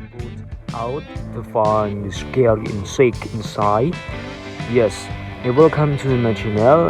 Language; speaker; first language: English; non-native, learner; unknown